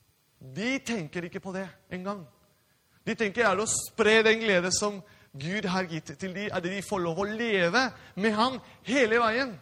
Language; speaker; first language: Norwegian; non-native, fluent; Spanish